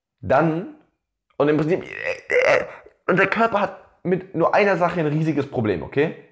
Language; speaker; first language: German; native; German